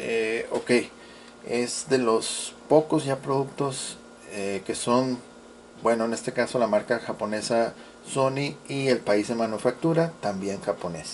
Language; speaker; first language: Spanish; native; Spanish